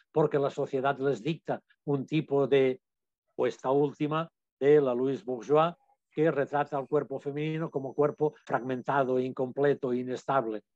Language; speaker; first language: Spanish; non-native, local second language; Catalan